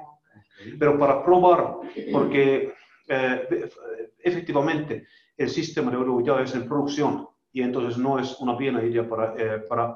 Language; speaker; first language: Spanish; non-native, learner; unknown